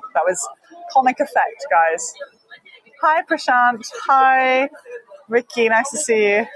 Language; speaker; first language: English; native; English